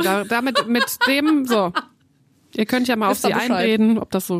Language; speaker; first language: German; native; German